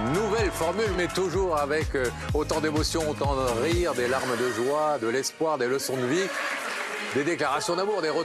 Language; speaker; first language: French; native; French